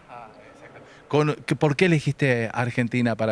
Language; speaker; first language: Spanish; native; Spanish